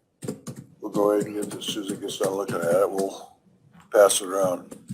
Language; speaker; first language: English; native; English